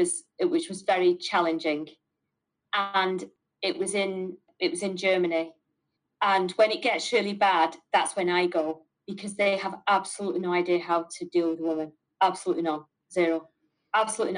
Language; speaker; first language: English; native; English